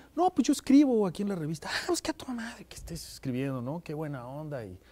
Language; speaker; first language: Spanish; native; Spanish